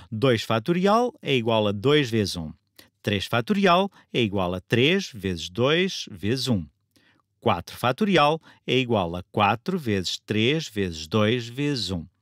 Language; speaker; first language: Portuguese; native; Portuguese